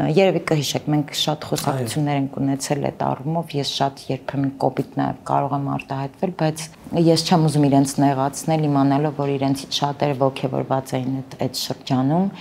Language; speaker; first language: Armenian; native; Armenian